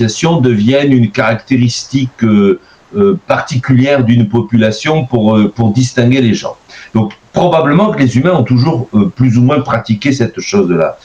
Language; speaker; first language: French; native; French